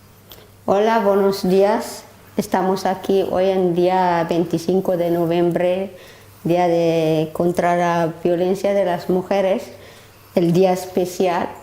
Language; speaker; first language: Spanish; non-native, learner; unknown